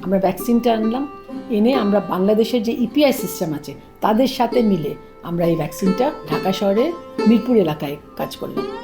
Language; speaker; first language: Bangla; native; Bangla